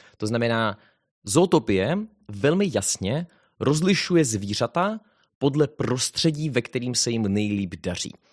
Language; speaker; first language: Czech; native; Czech